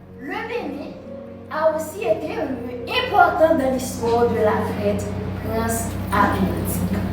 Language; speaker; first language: French; non-native, local second language; Haitian Creole